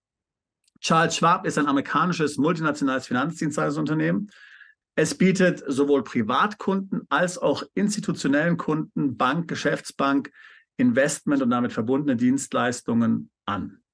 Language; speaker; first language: German; native; German